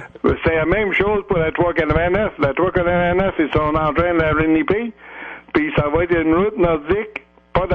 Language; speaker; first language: French; native; French